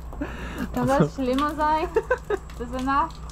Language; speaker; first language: German; non-native, learner; Portuguese